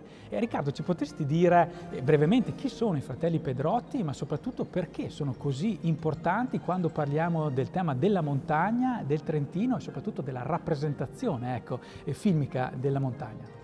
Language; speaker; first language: Italian; native; Italian